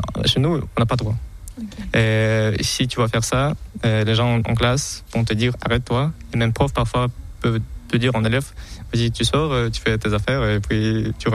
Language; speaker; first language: French; non-native, fluent; Kazakh